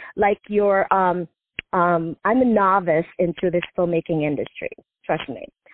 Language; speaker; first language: English; non-native, local second language; Filipino